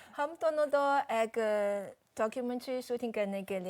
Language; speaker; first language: Hindi; non-native, fluent; Chinese